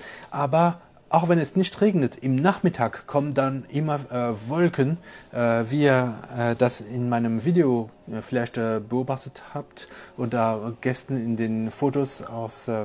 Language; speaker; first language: German; non-native, local second language; French